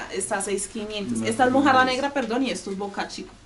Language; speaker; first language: Spanish; native; Spanish